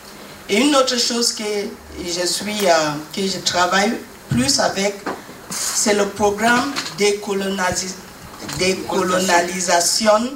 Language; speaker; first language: French; non-native, learner; English